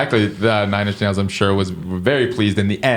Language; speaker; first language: English; native; English